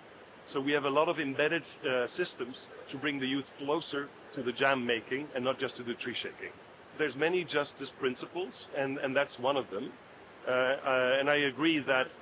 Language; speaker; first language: English; non-native, fluent; Dutch